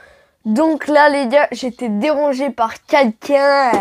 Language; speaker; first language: French; native; French